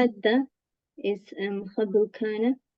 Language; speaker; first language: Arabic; non-native, learner; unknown